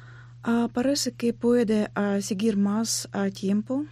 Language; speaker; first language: Spanish; non-native, learner; Ukrainian